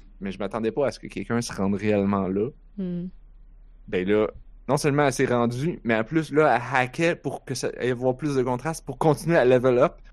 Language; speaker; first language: French; native; French